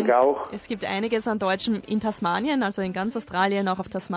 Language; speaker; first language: German; native; German